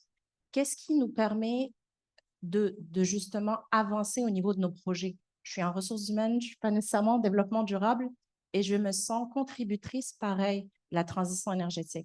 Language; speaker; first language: French; native; French